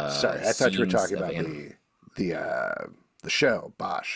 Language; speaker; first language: English; native; English